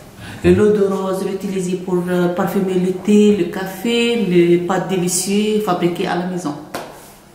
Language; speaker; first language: French; non-native, local second language; Arabic